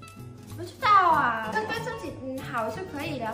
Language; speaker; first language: Chinese; non-native, learner; Vietnamese